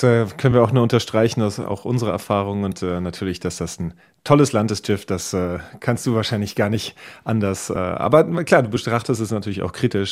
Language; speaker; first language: German; native; German